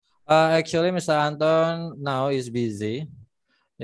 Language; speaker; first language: English; non-native, fluent; Indonesian